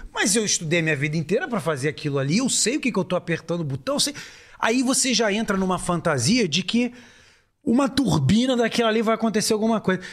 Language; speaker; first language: Portuguese; native; Portuguese